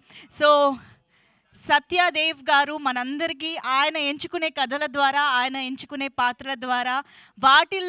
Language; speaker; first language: Telugu; native; Telugu